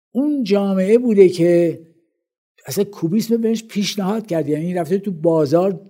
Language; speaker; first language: Persian; native; Persian